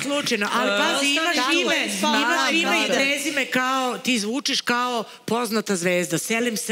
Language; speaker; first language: Serbian; native; Serbian